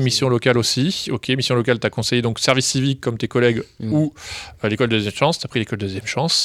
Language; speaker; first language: French; native; French